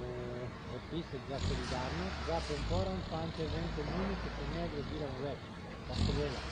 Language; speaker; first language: Italian; non-native, learner; Slovenian